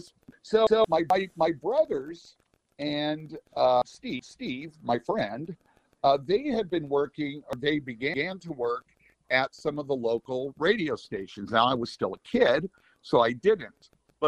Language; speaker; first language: English; native; English